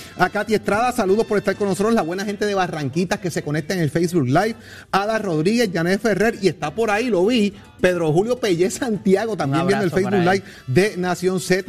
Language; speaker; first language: Spanish; native; Spanish